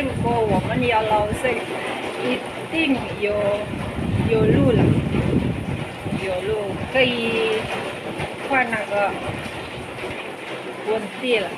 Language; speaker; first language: Chinese; non-native, learner; Indonesian